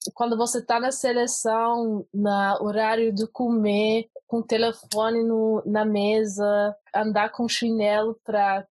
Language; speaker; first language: Portuguese; early bilingual, heritage; Portuguese